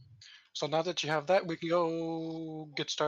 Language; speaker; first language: English; native; English